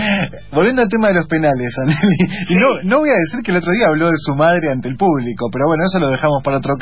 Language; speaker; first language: Spanish; native; Spanish